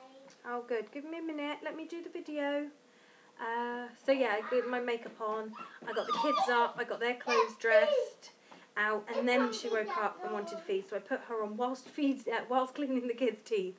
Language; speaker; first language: English; native; English